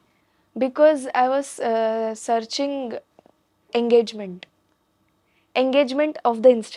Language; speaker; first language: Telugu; non-native, learner; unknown